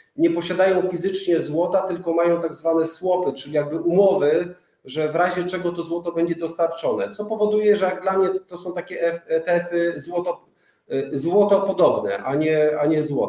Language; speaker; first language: Polish; native; Polish